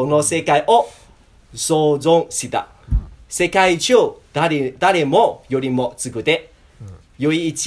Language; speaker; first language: Japanese; non-native, learner; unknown